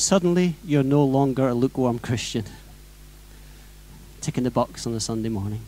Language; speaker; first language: English; native; English